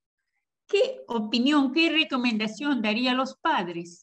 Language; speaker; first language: Spanish; native; Spanish